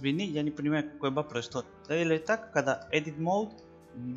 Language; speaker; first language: Russian; non-native, learner; Spanish